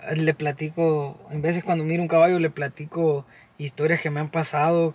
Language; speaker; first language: Spanish; native; Spanish